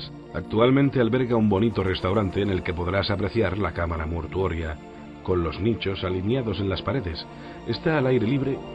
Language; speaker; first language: Spanish; native; Spanish